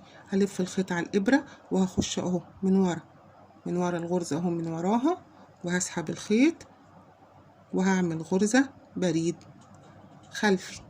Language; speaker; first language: Arabic; native; Arabic